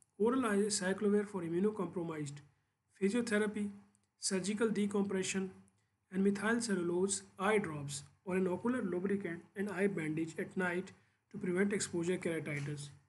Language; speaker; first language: English; non-native, local second language; Urdu